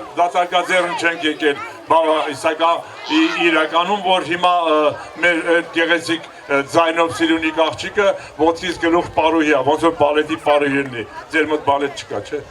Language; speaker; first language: Armenian; native; Armenian